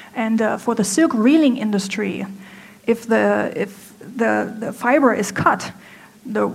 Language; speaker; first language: English; non-native, fluent; German